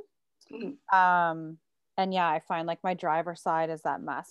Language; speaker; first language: English; native; English